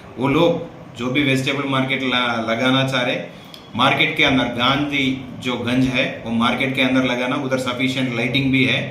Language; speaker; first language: Hindi; non-native, local second language; Telugu